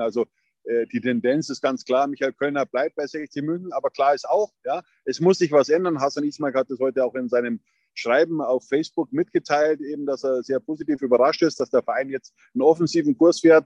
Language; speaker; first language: German; native; German